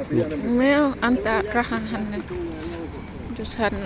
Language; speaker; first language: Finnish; non-native, learner; Thai